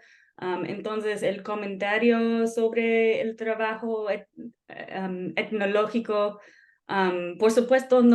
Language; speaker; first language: Spanish; non-native, fluent; English